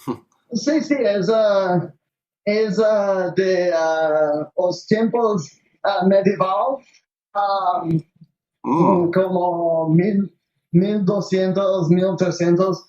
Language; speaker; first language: Portuguese; non-native, learner; Spanish